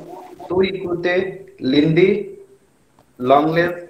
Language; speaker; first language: French; non-native, learner; Hindi